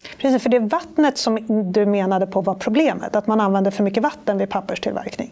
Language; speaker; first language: Swedish; native; Swedish